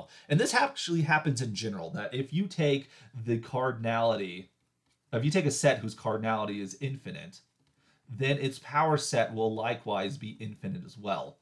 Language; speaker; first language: English; native; English